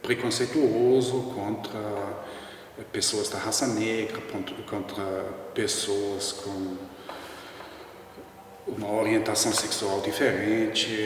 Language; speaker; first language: Portuguese; non-native, fluent; German